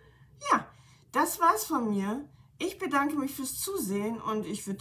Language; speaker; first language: German; native; German